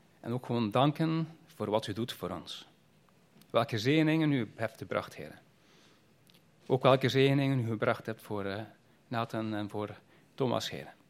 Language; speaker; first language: Dutch; native; Dutch